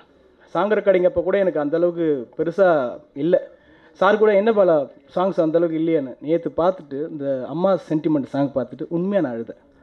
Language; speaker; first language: Tamil; native; Tamil